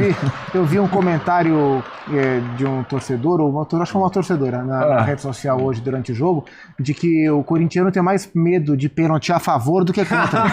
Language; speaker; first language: Portuguese; native; Portuguese